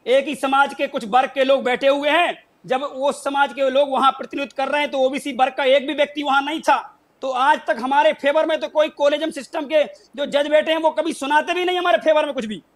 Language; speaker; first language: Hindi; native; Hindi